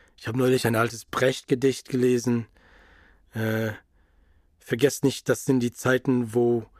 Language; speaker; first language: German; non-native, fluent; English